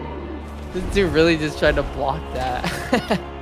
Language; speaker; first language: English; native; English